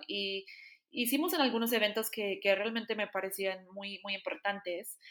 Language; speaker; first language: Spanish; non-native, fluent; English